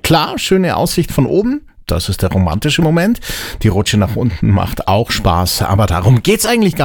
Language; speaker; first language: German; native; German